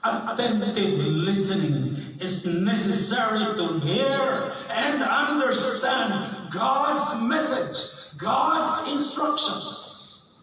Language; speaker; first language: English; non-native, local second language; Filipino